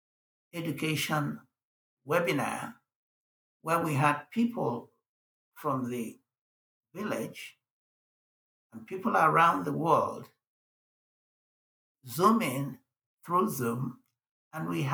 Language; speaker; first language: English; non-native, local second language; Igbo